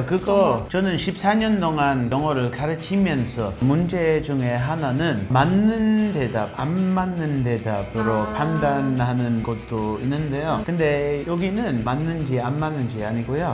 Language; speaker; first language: Korean; non-native, fluent; English